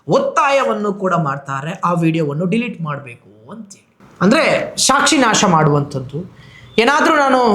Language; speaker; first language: Kannada; non-native, local second language; Tulu